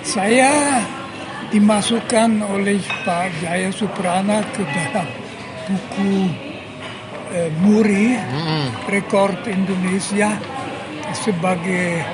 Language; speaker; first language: Indonesian; non-native, fluent; German